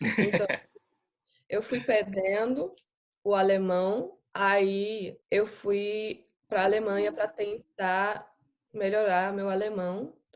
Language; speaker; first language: Portuguese; non-native, fluent; German